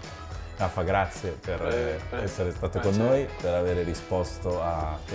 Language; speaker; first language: Italian; native; Italian